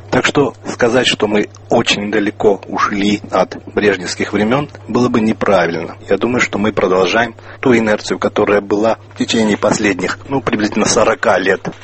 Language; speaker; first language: Russian; non-native, local second language; Armenian